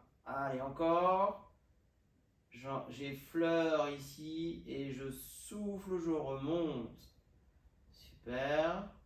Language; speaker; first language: French; native; French